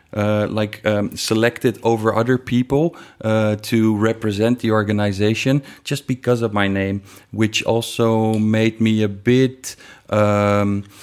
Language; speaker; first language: English; non-native, fluent; Dutch